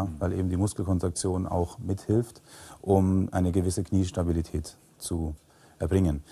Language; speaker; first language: German; native; German